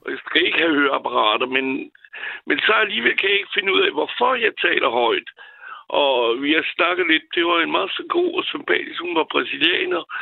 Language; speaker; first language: Danish; non-native, fluent; French